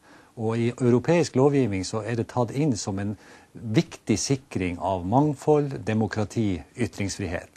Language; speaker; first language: Norwegian; native; Norwegian